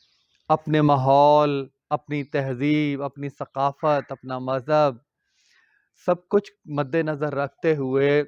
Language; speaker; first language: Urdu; non-native, local second language; Punjabi